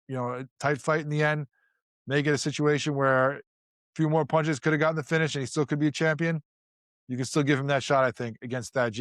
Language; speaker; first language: English; native; English